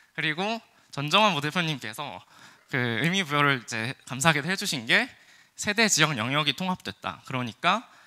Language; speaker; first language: Korean; native; Korean